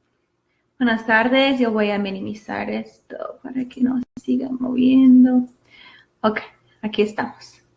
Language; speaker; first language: Spanish; non-native, fluent; English